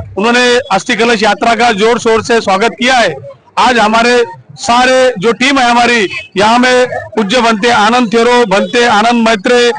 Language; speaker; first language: Hindi; non-native, local second language; Marathi